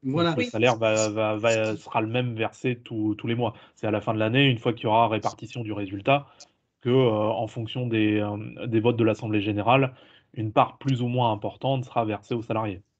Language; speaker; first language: French; native; French